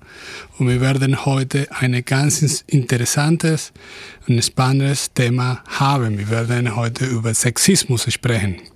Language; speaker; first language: German; non-native, fluent; Spanish